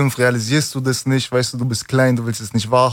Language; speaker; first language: German; early bilingual, other home language; Turkish